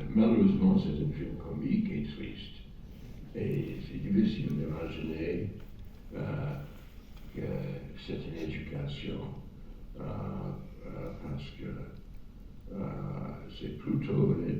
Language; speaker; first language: French; non-native, fluent; English